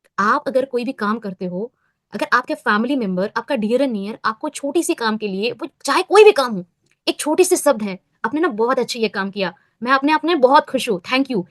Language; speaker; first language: Hindi; non-native, local second language; Bangla